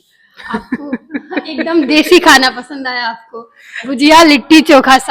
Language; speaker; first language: Hindi; native; Hindi